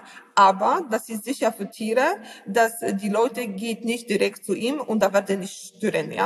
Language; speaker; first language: German; non-native, learner; Polish